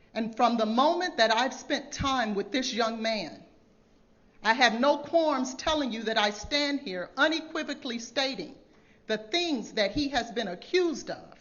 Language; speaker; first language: English; native; English